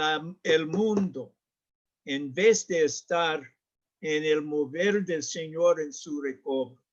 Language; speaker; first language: Spanish; non-native, learner; English